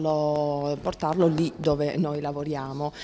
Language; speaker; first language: Italian; native; Italian